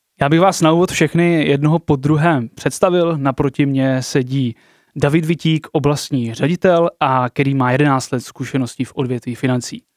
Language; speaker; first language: Czech; native; Czech